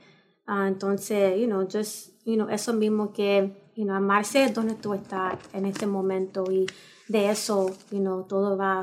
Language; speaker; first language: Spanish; early bilingual, heritage; Spanish